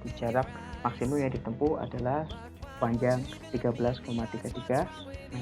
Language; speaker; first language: Indonesian; native; Indonesian